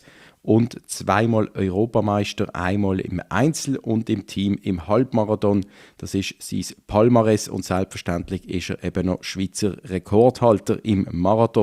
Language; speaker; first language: German; native; German